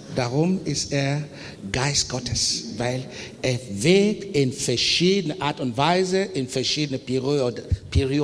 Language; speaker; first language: German; non-native, learner; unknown